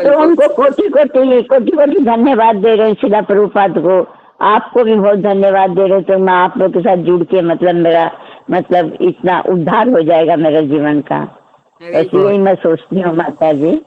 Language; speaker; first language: Hindi; non-native, local second language; Odia